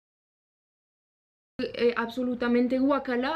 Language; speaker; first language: Spanish; non-native, fluent; French